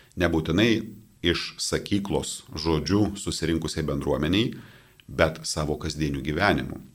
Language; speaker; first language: Lithuanian; non-native, local second language; Polish